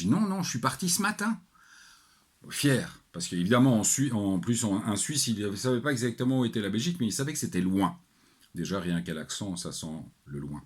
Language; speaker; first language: French; native; French